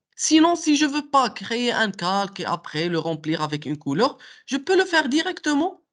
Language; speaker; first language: French; non-native, local second language; Arabic